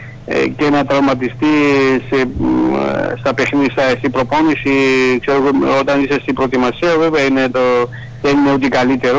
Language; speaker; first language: Greek; non-native, fluent; Georgian